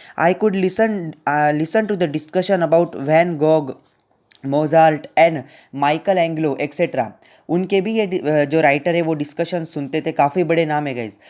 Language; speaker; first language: Hindi; non-native, local second language; Marathi